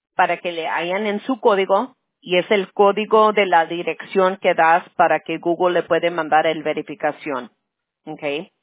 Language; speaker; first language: Spanish; early bilingual, other home language; English